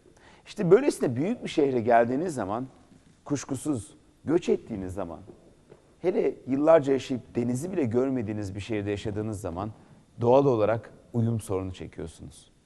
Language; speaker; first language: Turkish; native; Turkish